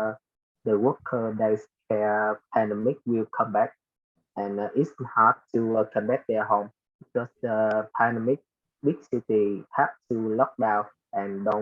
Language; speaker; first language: English; non-native, learner; Vietnamese